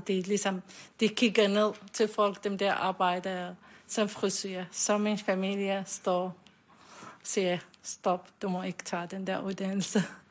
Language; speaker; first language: Danish; non-native, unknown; Arabic